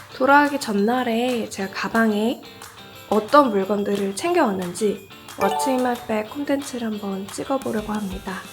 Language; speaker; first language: Korean; native; Korean